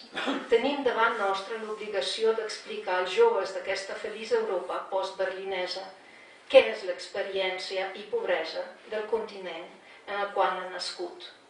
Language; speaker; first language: Catalan; non-native, fluent; Slovenian